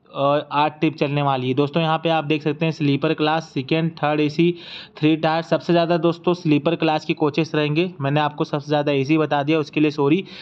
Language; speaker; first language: Hindi; native; Hindi